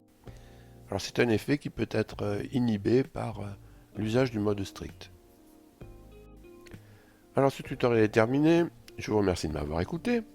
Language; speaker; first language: French; native; French